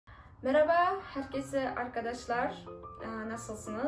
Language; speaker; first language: Turkish; non-native, fluent; Kazakh